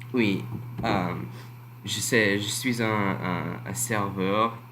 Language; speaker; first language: French; non-native, learner; English